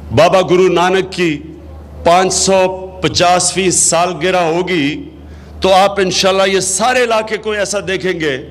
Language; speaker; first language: Urdu; native; Urdu